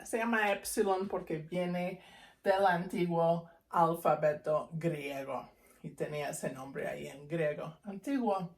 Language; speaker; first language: Spanish; non-native, fluent; English